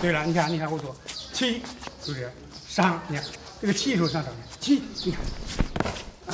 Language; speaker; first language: Chinese; native; Chinese